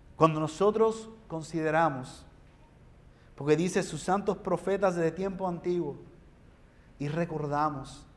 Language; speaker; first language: Spanish; early bilingual, heritage; Spanish